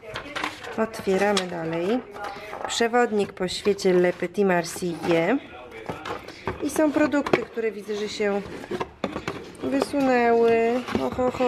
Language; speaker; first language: Polish; native; Polish